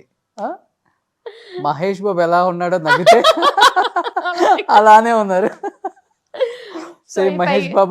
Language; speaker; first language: Telugu; native; Telugu